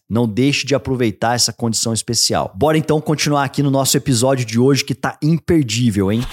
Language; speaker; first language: Portuguese; native; Portuguese